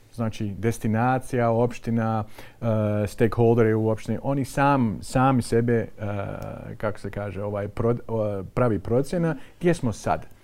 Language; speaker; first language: Croatian; non-native, fluent; Dutch